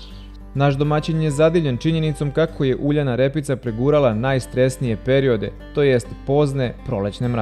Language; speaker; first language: Serbian; native; Serbian